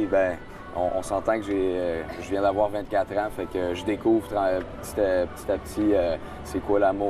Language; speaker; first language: French; native; French